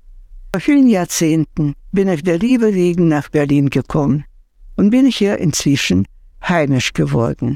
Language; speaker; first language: German; non-native, fluent; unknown